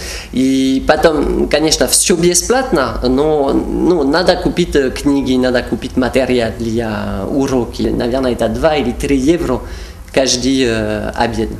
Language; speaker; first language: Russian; non-native, fluent; French